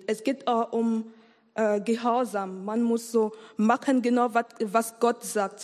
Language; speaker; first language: German; non-native, learner; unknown